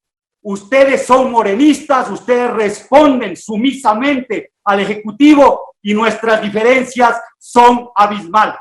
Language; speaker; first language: Spanish; native; Spanish